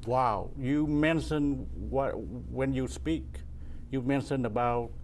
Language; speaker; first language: English; non-native, learner; Vietnamese